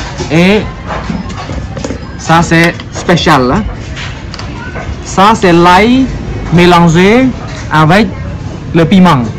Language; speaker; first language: French; non-native, fluent; Khmer